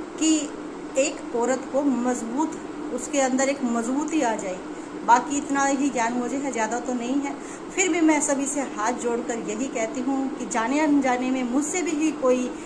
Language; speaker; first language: Hindi; native; Hindi